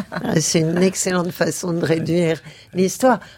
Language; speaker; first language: French; non-native, fluent; Hungarian